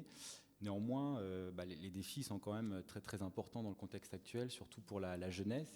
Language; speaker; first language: French; native; French